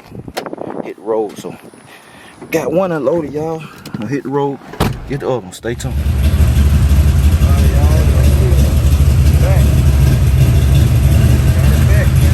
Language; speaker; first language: English; native; English